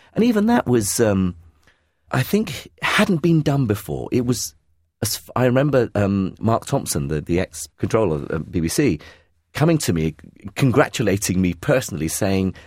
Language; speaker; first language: English; early bilingual, other home language; Arabic